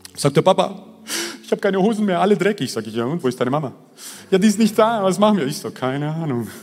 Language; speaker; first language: German; early bilingual, other home language; Croatian